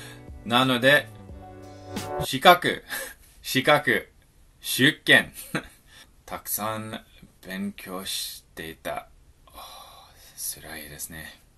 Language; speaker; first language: Japanese; non-native, learner; English